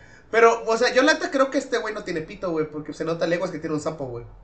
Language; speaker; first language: Spanish; native; Spanish